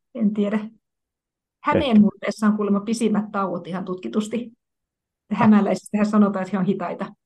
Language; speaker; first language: Finnish; native; Finnish